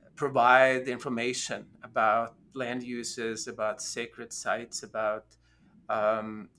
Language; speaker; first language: English; non-native, fluent; Norwegian